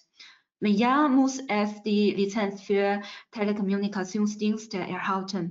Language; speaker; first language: German; non-native, fluent; Chinese